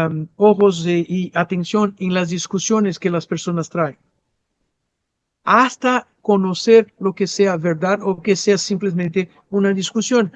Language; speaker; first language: Spanish; non-native, fluent; Portuguese